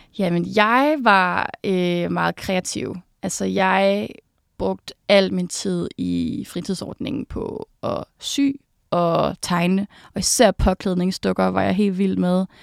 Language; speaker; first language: Danish; native; Danish